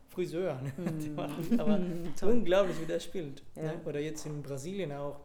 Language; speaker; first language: German; non-native, fluent; Spanish